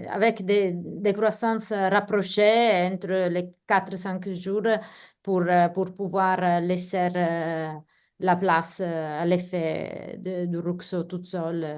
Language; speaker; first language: French; non-native, fluent; Italian